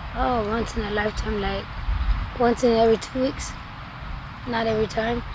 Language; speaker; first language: English; non-native, fluent; Spanish